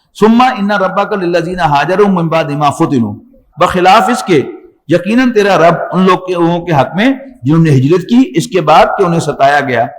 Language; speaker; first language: Urdu; non-native, local second language; Punjabi